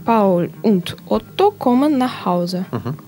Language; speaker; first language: German; non-native, learner; Russian